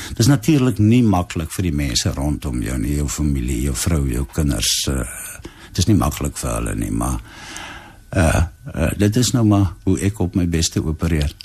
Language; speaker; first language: Afrikaans; native; Afrikaans